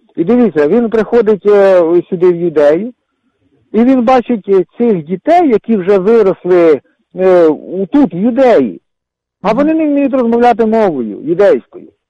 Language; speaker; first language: Ukrainian; non-native, local second language; Russian